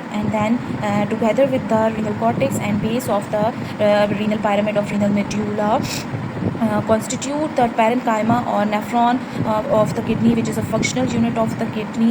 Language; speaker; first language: English; non-native, local second language; Hindi